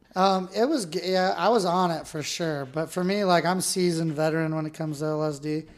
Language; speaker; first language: English; native; English